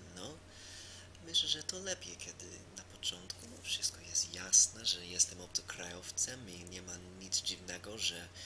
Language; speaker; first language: Polish; non-native, fluent; English